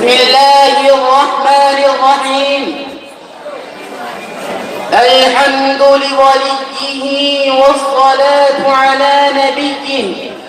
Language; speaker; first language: Arabic; non-native, learner; Urdu